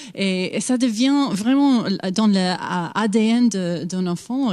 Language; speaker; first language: French; non-native, fluent; English